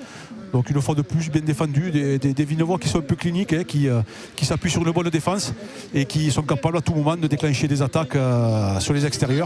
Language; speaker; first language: French; native; French